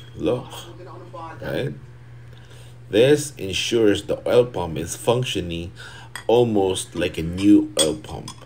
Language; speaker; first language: English; non-native, fluent; Portuguese